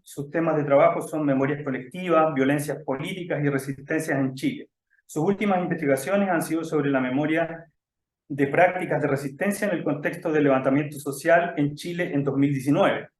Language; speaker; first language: Spanish; native; Spanish